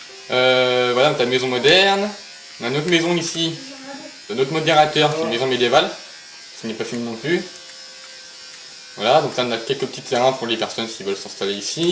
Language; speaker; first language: French; native; French